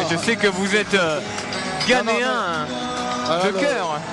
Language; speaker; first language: French; native; French